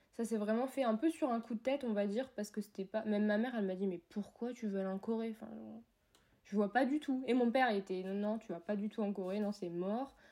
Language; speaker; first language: French; native; French